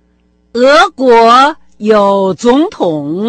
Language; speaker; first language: Chinese; non-native, fluent; Russian